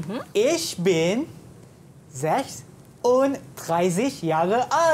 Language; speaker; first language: German; non-native, learner; Malay